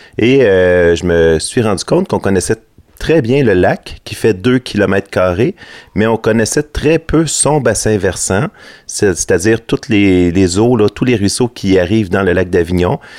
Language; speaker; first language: French; native; French